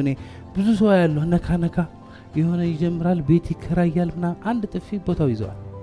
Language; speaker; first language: Amharic; early bilingual, heritage; Amharic